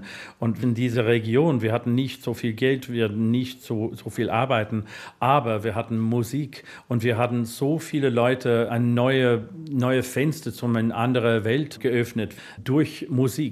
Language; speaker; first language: German; non-native, learner; English